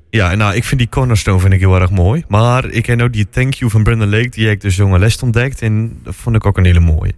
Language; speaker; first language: Dutch; native; Dutch